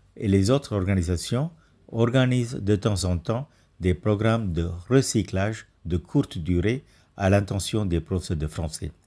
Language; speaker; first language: French; non-native, fluent; Tamil